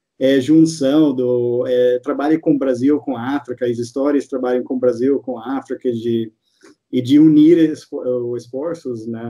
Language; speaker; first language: Portuguese; non-native, fluent; English